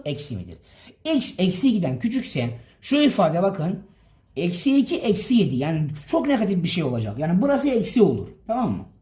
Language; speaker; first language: Turkish; native; Turkish